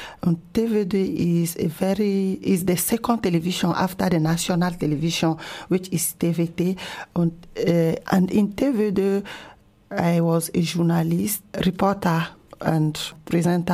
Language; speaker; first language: English; non-native, local second language; Ewe